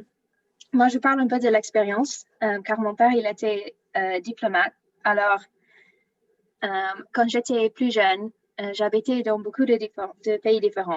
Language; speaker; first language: French; non-native, learner; English